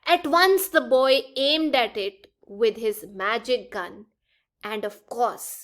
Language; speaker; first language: English; non-native, local second language; Punjabi